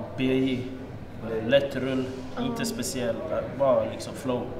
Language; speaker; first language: Swedish; early bilingual, other home language; Russian